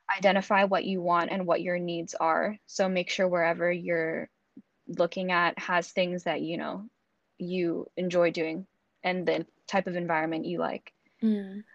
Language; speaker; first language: English; native; English